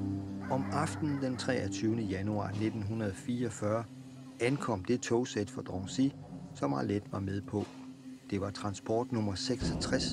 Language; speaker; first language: Danish; native; Danish